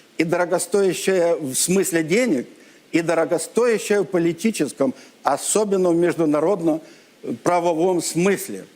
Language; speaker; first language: Russian; non-native, local second language; Ukrainian